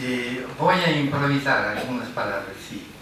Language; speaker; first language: Spanish; non-native, fluent; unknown